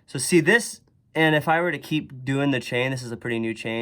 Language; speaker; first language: English; native; English